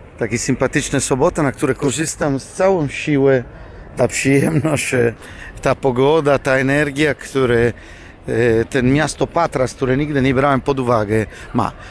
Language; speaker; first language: Polish; non-native, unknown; Italian